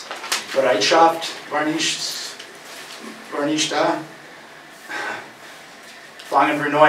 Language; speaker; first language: German; non-native, fluent; English